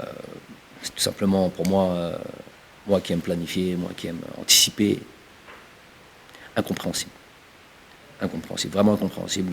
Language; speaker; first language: French; early bilingual, other home language; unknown